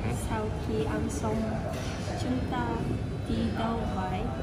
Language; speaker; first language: Vietnamese; non-native, learner; Japanese